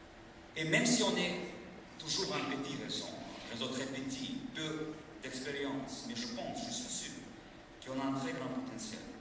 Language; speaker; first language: French; non-native, fluent; Lithuanian